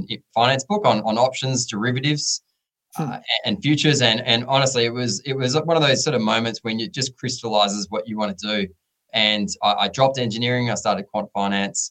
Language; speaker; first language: English; native; English